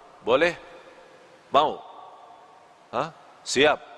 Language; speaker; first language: Indonesian; non-native, fluent; Arabic